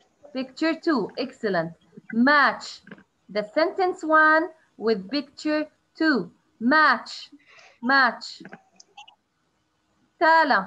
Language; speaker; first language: English; non-native, learner; Arabic